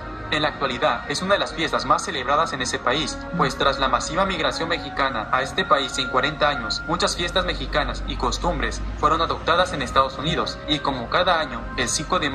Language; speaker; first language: Spanish; native; Spanish